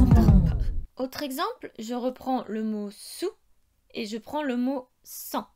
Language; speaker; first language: French; native; French